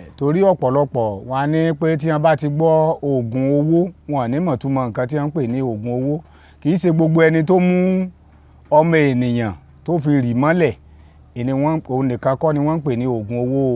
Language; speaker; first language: Yoruba; native; Yoruba